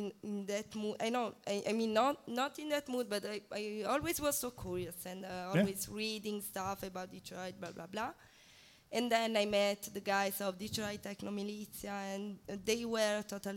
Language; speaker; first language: English; non-native, fluent; Italian